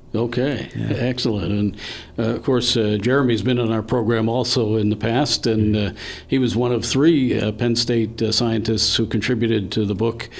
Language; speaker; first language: English; native; English